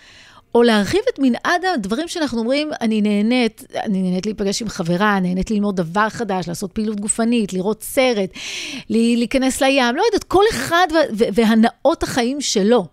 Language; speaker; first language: Hebrew; native; Hebrew